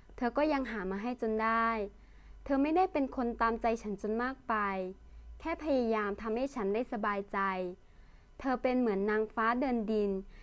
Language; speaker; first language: Thai; early bilingual, other home language; Lao